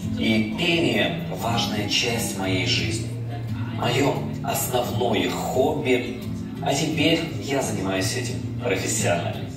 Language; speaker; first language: Russian; non-native, fluent; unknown